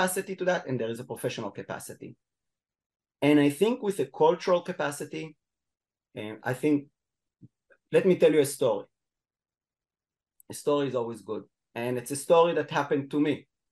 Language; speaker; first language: English; non-native, fluent; Hebrew